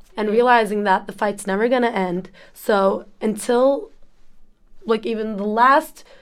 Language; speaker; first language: English; non-native, fluent; Turkish